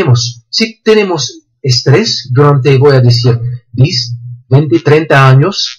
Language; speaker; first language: Spanish; non-native, fluent; French